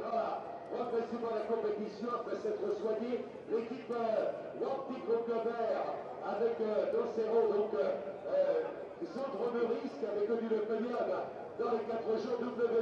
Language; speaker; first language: French; native; French